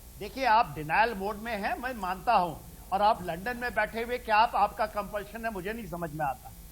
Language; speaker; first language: Hindi; native; Hindi